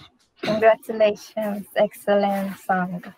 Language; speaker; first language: English; non-native, learner; Spanish